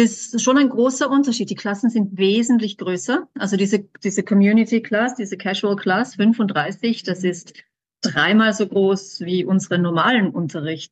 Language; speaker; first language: German; native; German